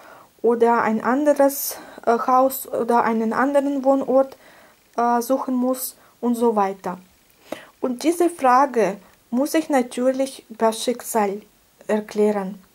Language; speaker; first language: German; non-native, fluent; Russian